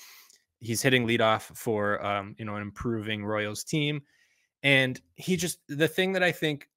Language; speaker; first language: English; native; English